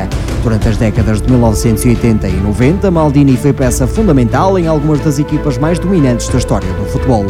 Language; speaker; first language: Portuguese; native; Portuguese